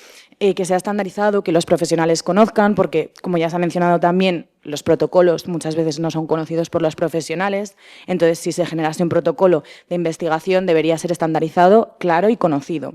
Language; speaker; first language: Spanish; native; Spanish